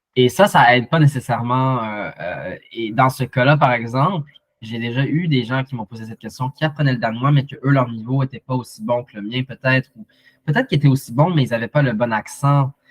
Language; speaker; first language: French; native; French